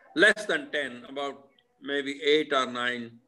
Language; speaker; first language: English; non-native, local second language; Punjabi